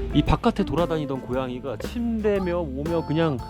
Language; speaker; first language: Korean; native; Korean